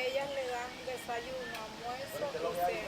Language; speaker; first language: Spanish; native; Spanish